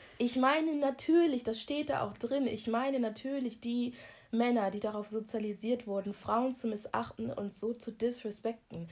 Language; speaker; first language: German; early bilingual, other home language; Akan